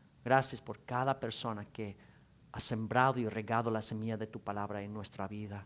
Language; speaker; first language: Spanish; native; Spanish